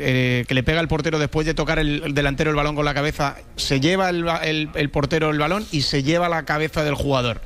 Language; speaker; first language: Spanish; native; Spanish